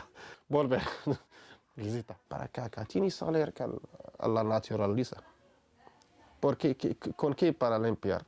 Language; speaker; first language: Spanish; non-native, learner; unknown